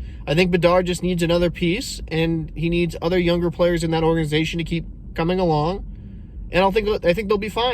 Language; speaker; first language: English; native; English